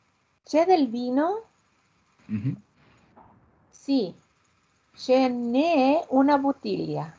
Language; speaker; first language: Italian; non-native, learner; Spanish